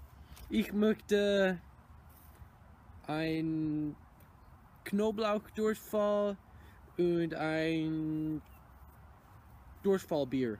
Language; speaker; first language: German; non-native, learner; English